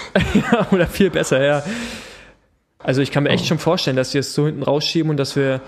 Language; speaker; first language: German; native; German